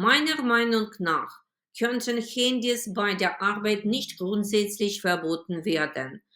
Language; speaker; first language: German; non-native, fluent; Ukrainian